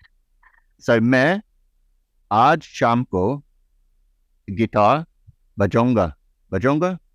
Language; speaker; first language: Hindi; non-native, learner; English